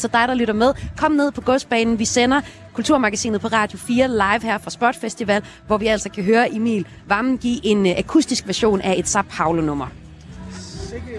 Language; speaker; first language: Danish; native; Danish